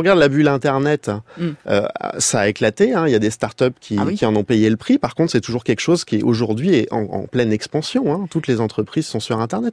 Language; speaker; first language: French; native; French